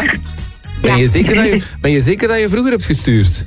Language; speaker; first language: Dutch; native; Dutch